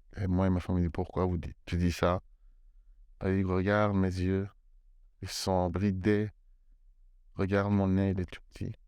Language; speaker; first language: French; non-native, fluent; Persian